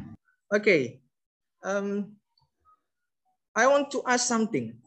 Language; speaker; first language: English; non-native, learner; Indonesian